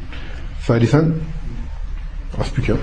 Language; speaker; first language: Arabic; non-native, fluent; French